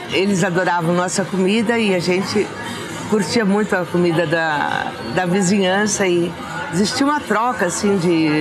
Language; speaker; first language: Portuguese; early bilingual, other home language; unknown